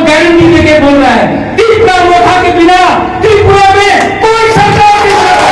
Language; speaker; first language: Hindi; non-native, local second language; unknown